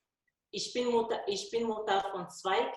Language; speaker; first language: German; non-native, learner; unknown